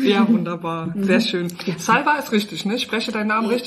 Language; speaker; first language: German; native; German